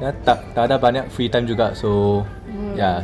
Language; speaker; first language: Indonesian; non-native, learner; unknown